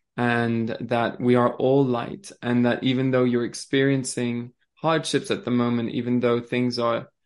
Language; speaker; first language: English; early bilingual, other home language; French